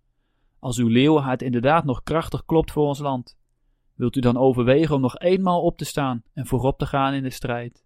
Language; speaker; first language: Dutch; native; Dutch